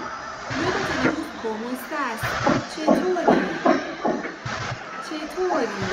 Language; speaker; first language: Spanish; non-native, fluent; Persian